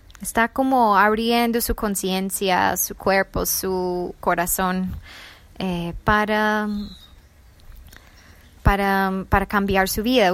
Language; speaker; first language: Spanish; non-native, fluent; English